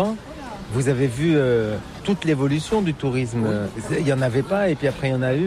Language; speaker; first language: French; native; French